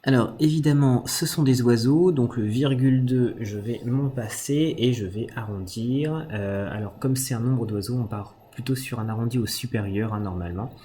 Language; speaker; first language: French; native; French